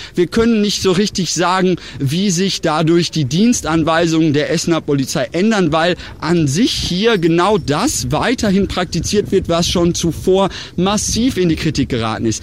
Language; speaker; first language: German; native; German